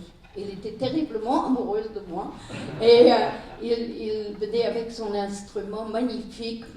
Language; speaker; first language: French; non-native, fluent; German